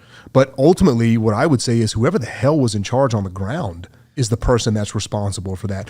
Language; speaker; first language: English; native; English